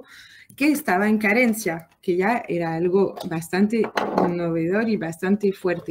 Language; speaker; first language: Portuguese; non-native, learner; French